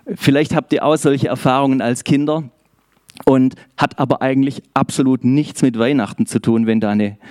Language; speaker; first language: German; native; German